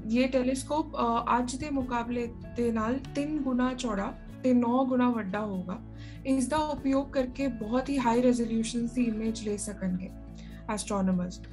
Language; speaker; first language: Punjabi; non-native, local second language; Tamil